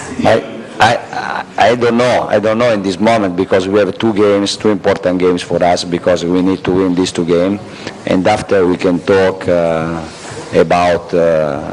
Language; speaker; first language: English; non-native, learner; Italian